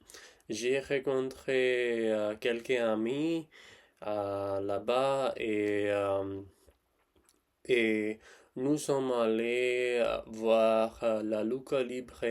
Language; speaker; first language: French; non-native, learner; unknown